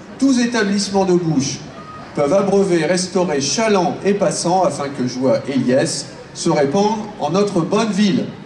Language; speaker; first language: French; native; French